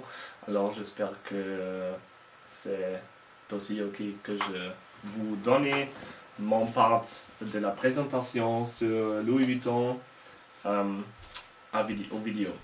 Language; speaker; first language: French; non-native, learner; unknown